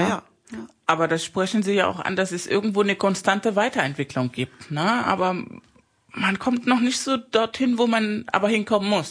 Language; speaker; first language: German; non-native, fluent; Spanish